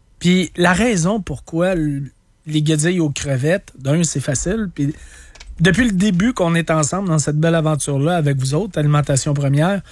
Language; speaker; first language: French; native; French